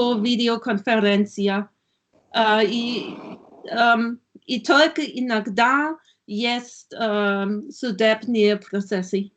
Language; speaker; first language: Russian; non-native, learner; German